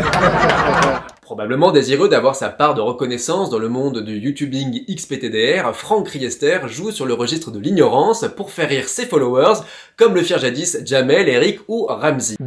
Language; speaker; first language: French; native; French